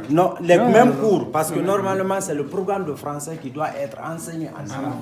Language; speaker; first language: French; non-native, local second language; Fula